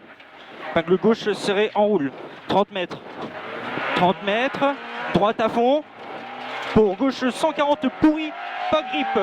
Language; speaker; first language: French; native; French